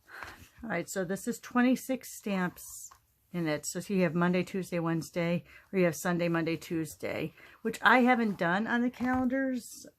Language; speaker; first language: English; native; English